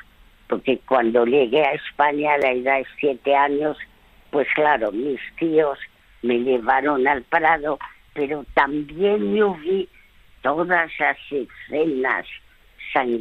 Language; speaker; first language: Spanish; early bilingual, other home language; French